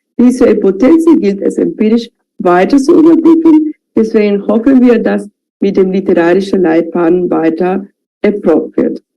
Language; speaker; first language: German; non-native, fluent; Spanish